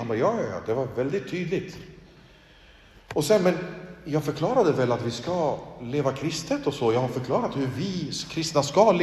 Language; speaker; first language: Swedish; early bilingual, other home language; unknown